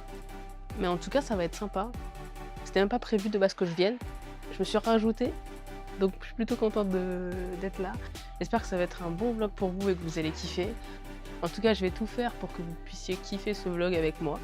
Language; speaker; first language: French; native; French